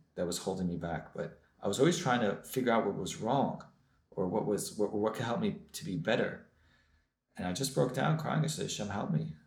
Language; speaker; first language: English; native; English